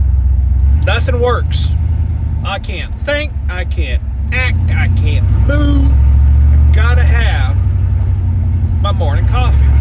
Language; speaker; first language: English; native; English